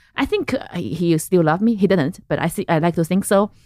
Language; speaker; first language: English; non-native, fluent; Chinese